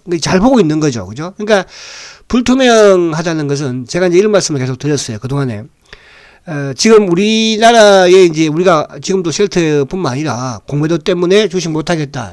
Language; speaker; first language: Korean; native; Korean